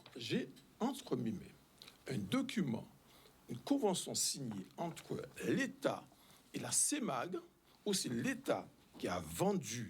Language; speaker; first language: French; native; French